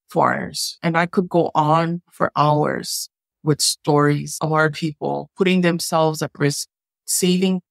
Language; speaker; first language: English; native; English